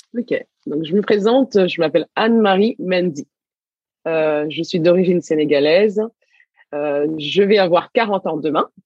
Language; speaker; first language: French; early bilingual, other home language; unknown